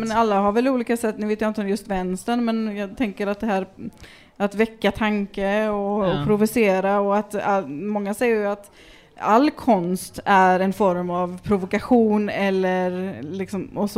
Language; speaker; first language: Swedish; native; Swedish